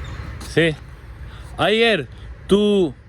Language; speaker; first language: Spanish; non-native, learner; Hindi